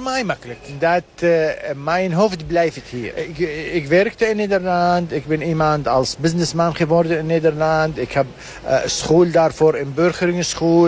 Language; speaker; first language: Dutch; non-native, learner; Arabic